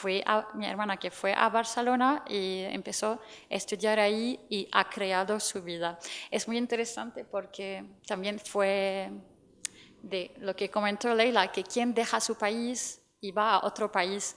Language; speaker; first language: Spanish; non-native, fluent; Arabic